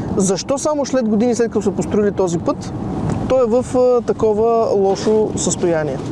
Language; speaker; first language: Bulgarian; native; Bulgarian